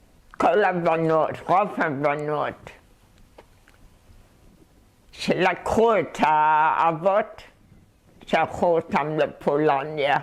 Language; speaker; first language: Hebrew; non-native, fluent; German